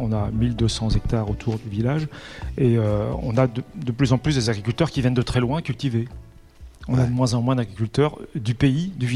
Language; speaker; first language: French; native; French